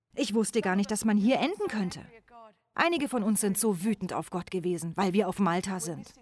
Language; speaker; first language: German; non-native, fluent; English